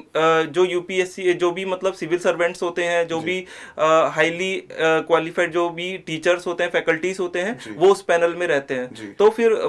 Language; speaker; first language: Hindi; native; Hindi